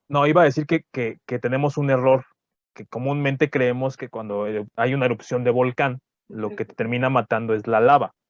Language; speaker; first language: Spanish; native; Spanish